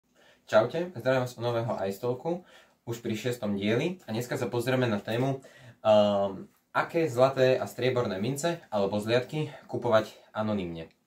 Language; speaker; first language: Slovak; native; Slovak